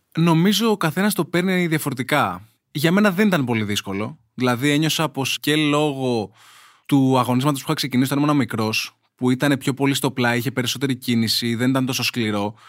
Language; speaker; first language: Greek; native; Greek